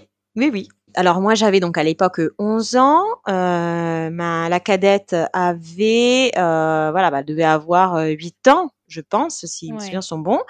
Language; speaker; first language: French; early bilingual, heritage; French